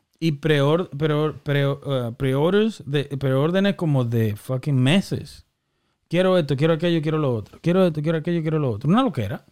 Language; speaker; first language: Spanish; native; Spanish